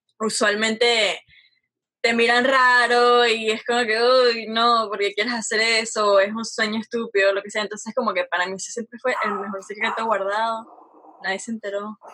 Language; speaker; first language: Spanish; native; Spanish